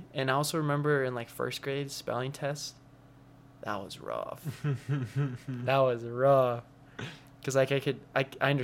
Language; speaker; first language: English; early bilingual, other home language; Spanish